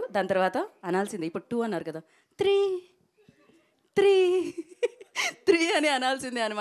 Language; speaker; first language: Telugu; native; Telugu